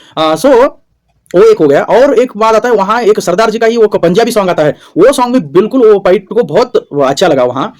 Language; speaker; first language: Hindi; non-native, local second language; Kannada